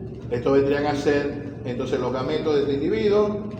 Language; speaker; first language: Spanish; native; Spanish